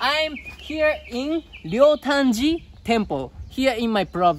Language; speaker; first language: English; non-native, learner; Japanese